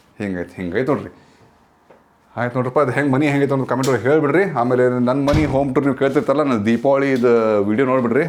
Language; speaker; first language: Kannada; native; Kannada